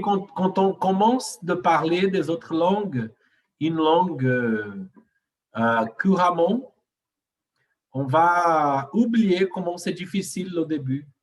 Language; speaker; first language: French; non-native, learner; Portuguese